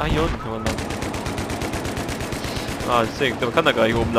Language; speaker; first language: German; native; German